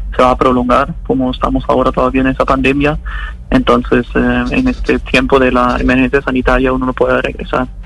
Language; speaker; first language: Spanish; non-native, fluent; German